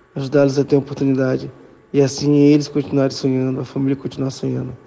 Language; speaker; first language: Portuguese; native; Portuguese